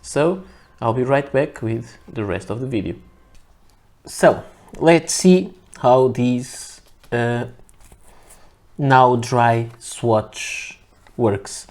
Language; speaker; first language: English; non-native, fluent; Portuguese